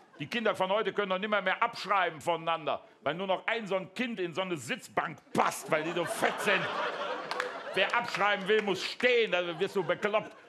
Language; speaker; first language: German; native; German